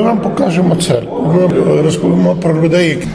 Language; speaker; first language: Ukrainian; early bilingual, heritage; Ukrainian